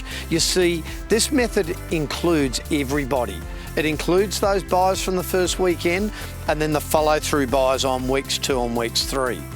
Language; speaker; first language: English; native; English